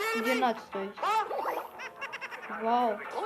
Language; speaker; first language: Russian; non-native, local second language; Ukrainian